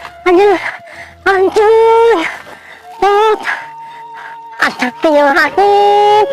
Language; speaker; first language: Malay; non-native, local second language; Sundanese